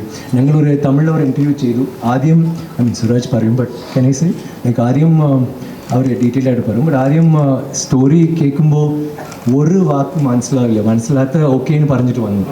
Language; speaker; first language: Malayalam; non-native, learner; Tamil